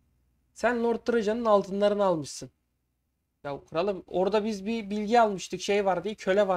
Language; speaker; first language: Turkish; native; Turkish